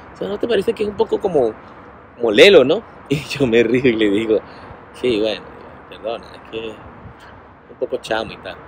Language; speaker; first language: Spanish; native; Spanish